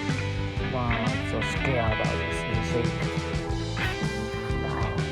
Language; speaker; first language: English; non-native, learner; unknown